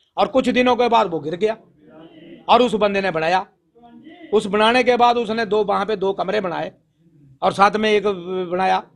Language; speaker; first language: Hindi; native; Hindi